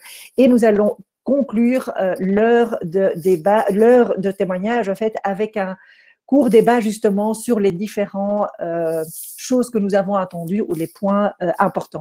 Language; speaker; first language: French; native; French